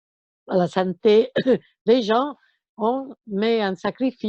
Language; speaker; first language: French; non-native, fluent; Italian